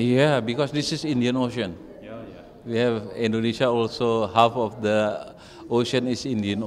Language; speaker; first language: English; non-native, fluent; Indonesian